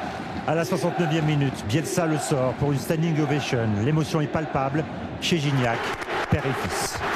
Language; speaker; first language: French; native; French